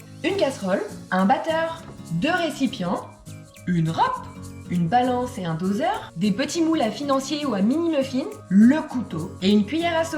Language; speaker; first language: French; native; French